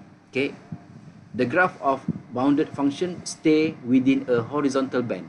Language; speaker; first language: English; non-native, local second language; Malay